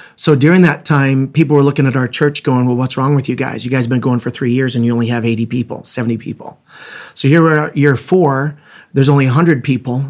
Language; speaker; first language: English; native; English